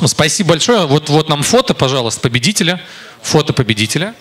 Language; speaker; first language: Russian; native; Russian